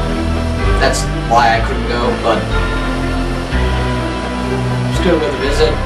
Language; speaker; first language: English; native; English